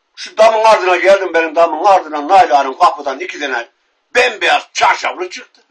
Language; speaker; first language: Turkish; native; Turkish